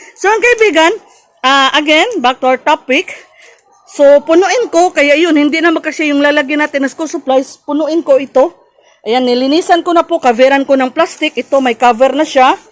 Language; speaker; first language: Filipino; non-native, local second language; Cebuano